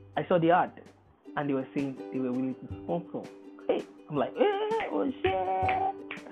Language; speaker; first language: English; non-native, local second language; Yoruba